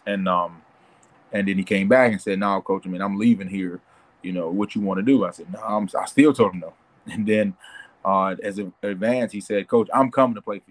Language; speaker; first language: English; native; English